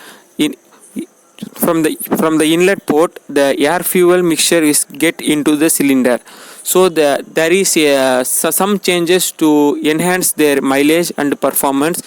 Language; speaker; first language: English; non-native, local second language; Tamil